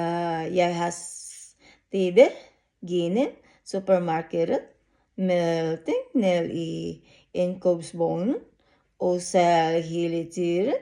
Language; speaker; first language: Norwegian; non-native, learner; Filipino